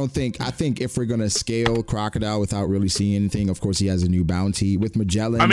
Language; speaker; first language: English; native; English